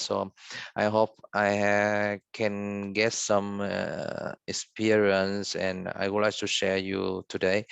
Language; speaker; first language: English; non-native, fluent; Vietnamese